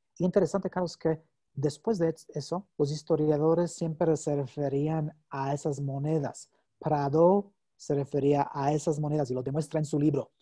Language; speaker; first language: Spanish; non-native, fluent; English